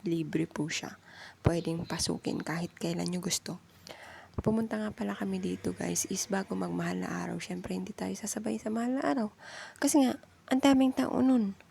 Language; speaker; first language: Filipino; non-native, local second language; Bikol